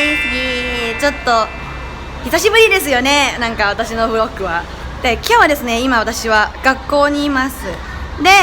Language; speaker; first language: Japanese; non-native, fluent; Thai